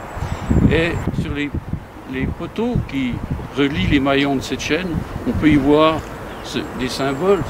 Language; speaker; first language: French; native; French